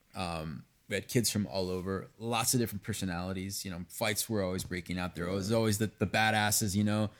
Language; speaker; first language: English; early bilingual, other home language; Spanish